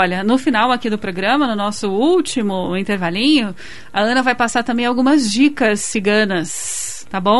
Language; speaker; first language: Portuguese; native; Portuguese